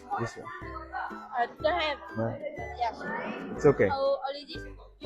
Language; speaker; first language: English; non-native, learner; Filipino